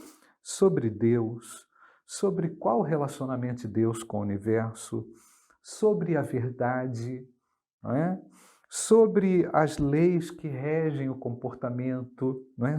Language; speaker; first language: Portuguese; native; Portuguese